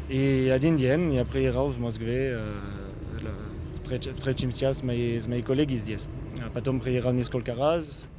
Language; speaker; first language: Russian; non-native, learner; French